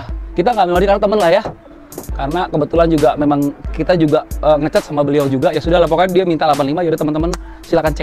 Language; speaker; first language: Indonesian; native; Indonesian